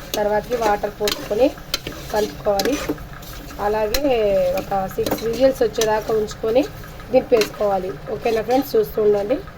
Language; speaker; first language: Telugu; non-native, local second language; Urdu